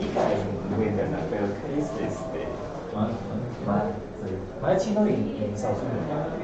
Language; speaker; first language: Spanish; non-native, learner; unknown